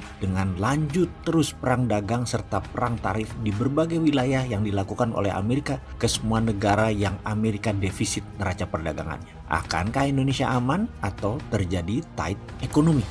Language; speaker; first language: Indonesian; native; Indonesian